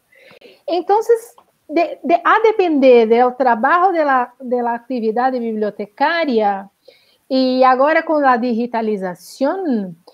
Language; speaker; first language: Spanish; non-native, learner; Portuguese